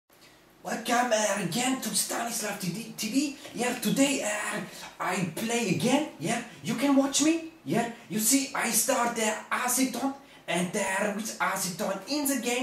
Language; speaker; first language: English; non-native, learner; German